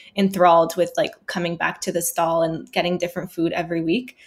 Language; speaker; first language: English; native; English